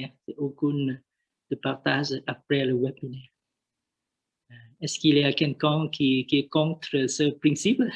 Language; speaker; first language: French; non-native, learner; Vietnamese